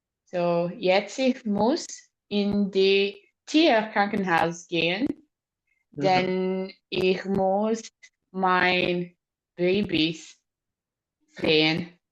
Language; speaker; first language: German; non-native, learner; Portuguese